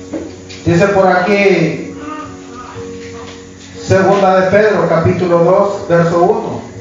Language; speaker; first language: Spanish; native; Spanish